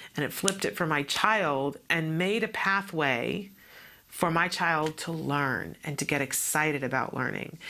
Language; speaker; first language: English; native; English